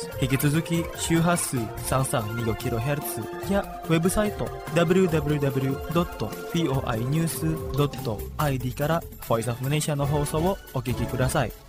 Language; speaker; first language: Japanese; non-native, fluent; Indonesian